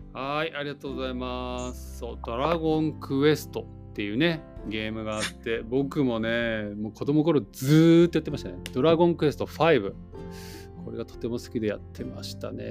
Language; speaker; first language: Japanese; native; Japanese